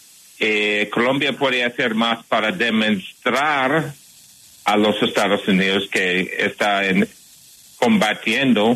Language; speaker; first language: Spanish; non-native, fluent; English